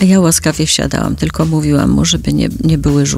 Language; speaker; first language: Polish; native; Polish